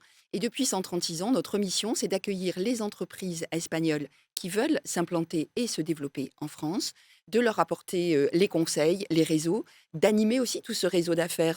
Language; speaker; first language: French; native; French